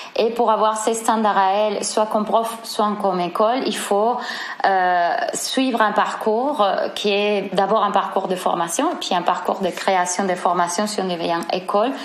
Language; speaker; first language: French; non-native, fluent; Spanish